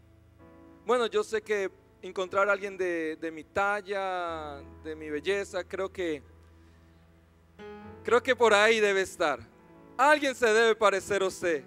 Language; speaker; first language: Spanish; native; Spanish